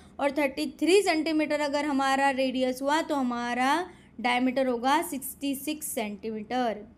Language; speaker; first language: Hindi; non-native, local second language; Marathi